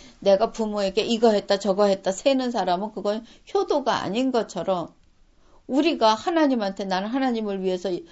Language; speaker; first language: Korean; native; Korean